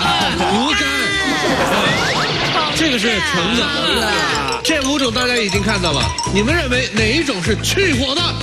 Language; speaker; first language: Chinese; native; Chinese